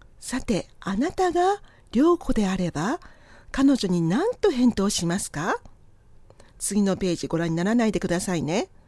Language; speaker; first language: Japanese; native; Japanese